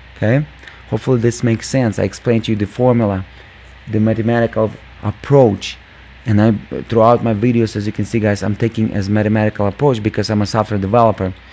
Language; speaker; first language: English; non-native, fluent; Russian